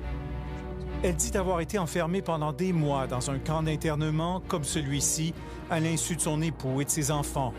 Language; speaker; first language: French; native; French